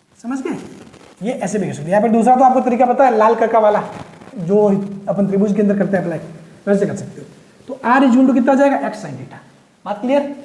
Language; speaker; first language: Hindi; native; Hindi